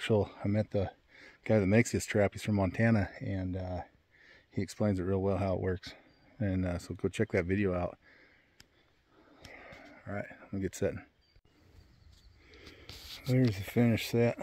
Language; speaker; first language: English; native; English